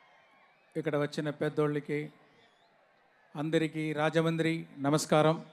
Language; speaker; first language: Telugu; non-native, learner; Tamil